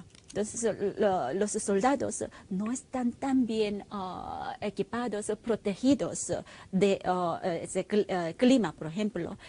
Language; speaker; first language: Spanish; non-native, fluent; Korean